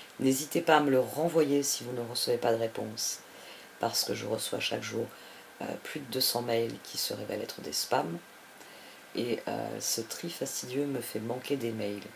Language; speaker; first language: French; native; French